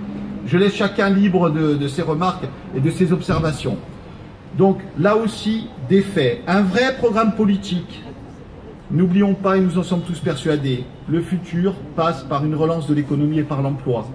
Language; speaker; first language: French; native; French